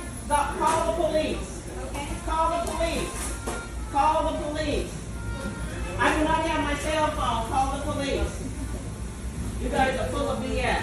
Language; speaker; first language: English; native; English